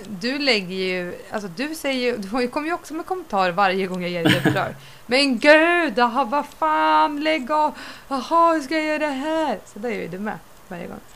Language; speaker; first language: Swedish; native; Swedish